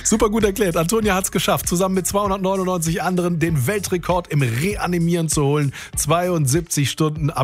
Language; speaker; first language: German; native; German